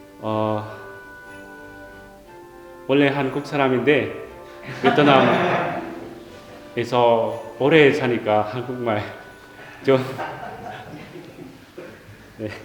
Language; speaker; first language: Korean; non-native, learner; Vietnamese